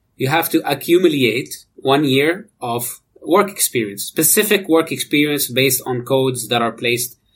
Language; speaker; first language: English; non-native, fluent; Arabic